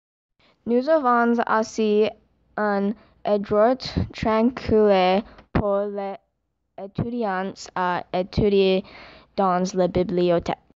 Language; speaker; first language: French; non-native, learner; English